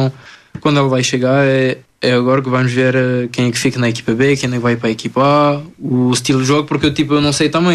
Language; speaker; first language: Portuguese; early bilingual, other home language; French